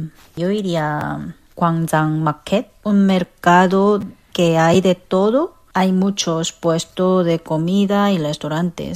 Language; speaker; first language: Spanish; non-native, fluent; Korean